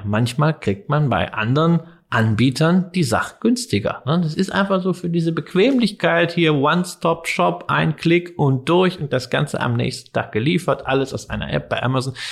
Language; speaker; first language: German; native; German